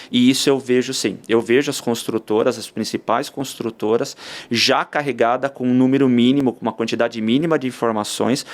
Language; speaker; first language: Portuguese; native; Portuguese